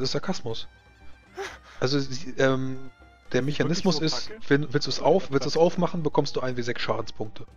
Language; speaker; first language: German; native; German